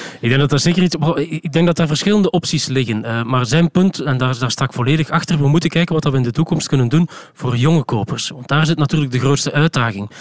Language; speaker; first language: Dutch; native; Dutch